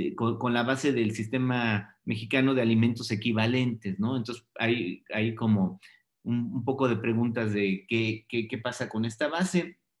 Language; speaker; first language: Spanish; native; Spanish